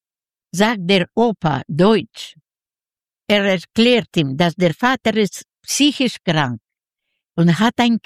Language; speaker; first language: German; non-native, learner; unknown